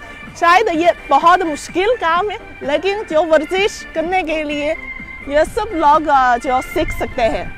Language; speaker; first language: Hindi; non-native, fluent; Chinese